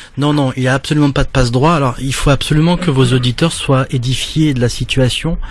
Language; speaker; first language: French; native; French